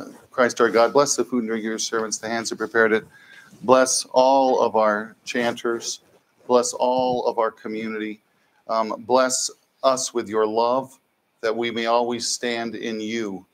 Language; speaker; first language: English; native; English